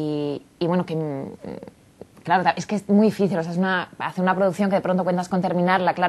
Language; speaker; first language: Spanish; native; Spanish